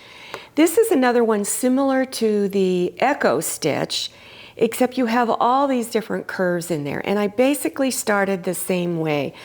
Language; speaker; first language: English; native; English